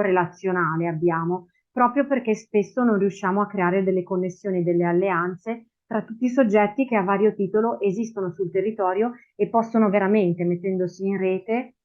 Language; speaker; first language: Italian; native; Italian